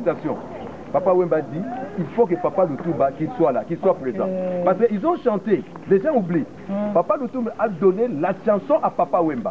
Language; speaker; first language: French; non-native, local second language; Lingala